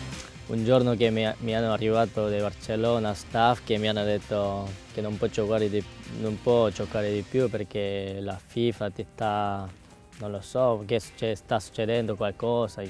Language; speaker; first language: Italian; non-native, learner; Korean